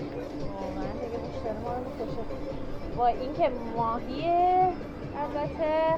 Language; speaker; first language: Persian; native; Persian